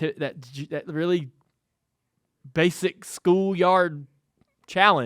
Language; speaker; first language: English; native; English